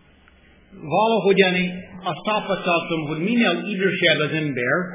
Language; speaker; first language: Hungarian; non-native, fluent; English